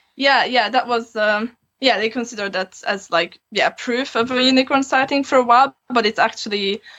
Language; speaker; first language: English; non-native, fluent; Romanian